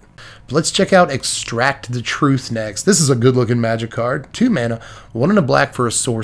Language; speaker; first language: English; native; English